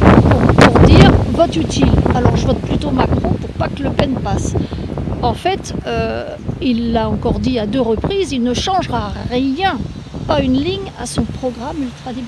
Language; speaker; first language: French; native; French